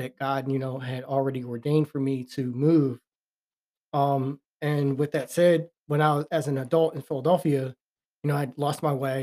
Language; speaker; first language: English; native; English